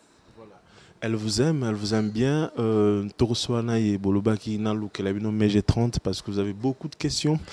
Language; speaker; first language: French; non-native, local second language; Lingala